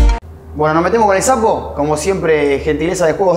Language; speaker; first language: Spanish; native; Spanish